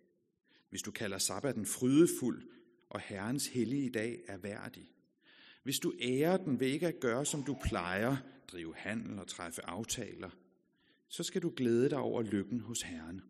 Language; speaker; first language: Danish; native; Danish